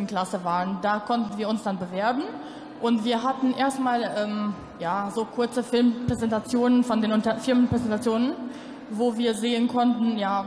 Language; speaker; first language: German; non-native, local second language; Albanian